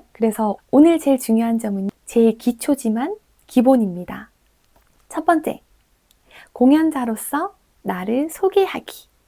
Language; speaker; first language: Korean; native; Korean